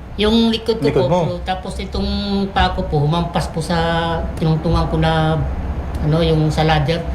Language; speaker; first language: Filipino; native; Filipino